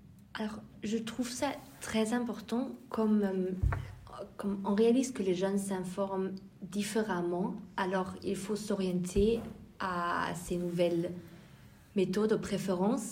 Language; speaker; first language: French; non-native, fluent; German